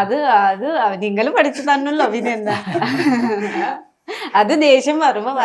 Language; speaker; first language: Malayalam; non-native, fluent; Nepali